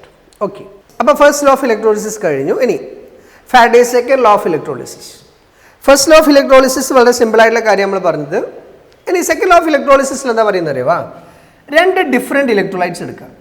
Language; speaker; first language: Malayalam; native; Malayalam